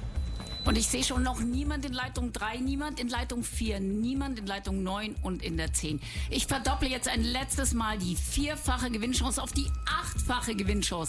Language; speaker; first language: German; native; German